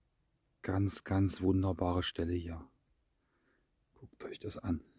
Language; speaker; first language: German; native; German